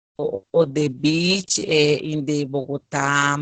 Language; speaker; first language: English; non-native, learner; Spanish